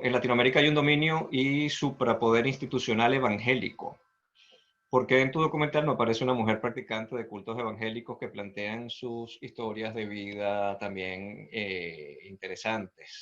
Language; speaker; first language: Spanish; native; Spanish